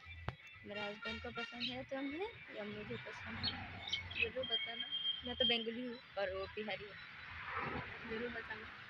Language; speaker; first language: Hindi; non-native, local second language; Bangla